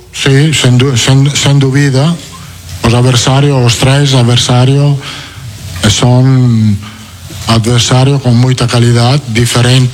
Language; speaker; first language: Portuguese; non-native, fluent; Italian